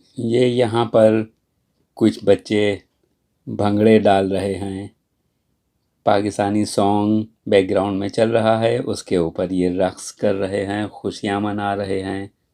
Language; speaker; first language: Urdu; native; Urdu